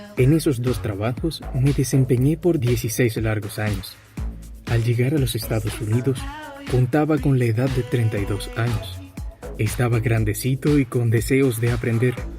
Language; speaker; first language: Spanish; native; Spanish